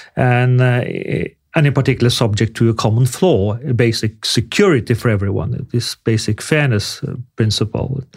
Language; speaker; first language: English; non-native, fluent; Norwegian